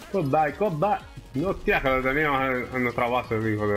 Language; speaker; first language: Spanish; native; Spanish